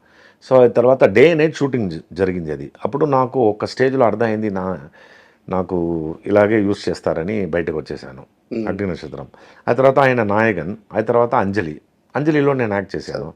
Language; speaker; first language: Telugu; non-native, fluent; Tamil